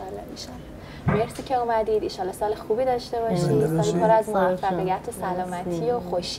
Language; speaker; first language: Persian; native; Persian